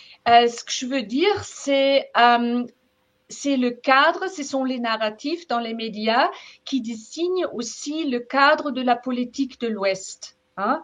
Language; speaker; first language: French; non-native, fluent; German